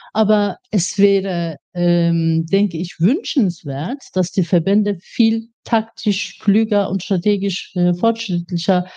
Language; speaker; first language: German; native; German